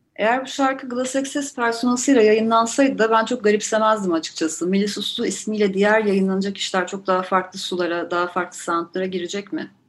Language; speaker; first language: Turkish; native; Turkish